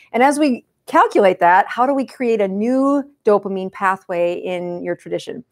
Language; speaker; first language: English; native; English